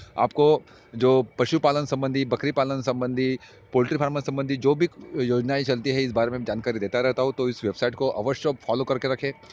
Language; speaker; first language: Hindi; non-native, local second language; Marathi